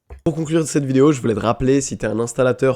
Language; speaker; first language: French; native; French